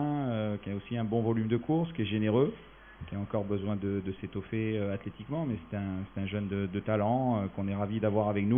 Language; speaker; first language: French; native; French